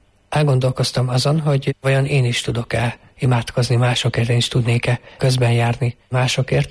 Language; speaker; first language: Hungarian; native; Hungarian